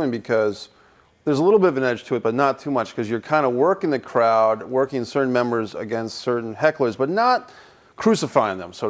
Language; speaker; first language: English; native; English